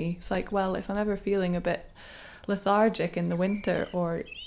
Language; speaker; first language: English; native; English